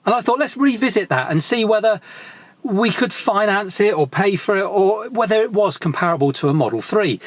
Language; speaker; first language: English; native; English